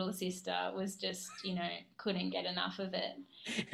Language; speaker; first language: English; native; English